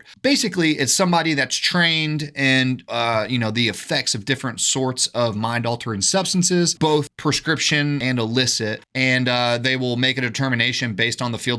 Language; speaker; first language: English; native; English